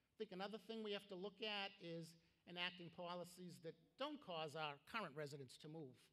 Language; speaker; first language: English; native; English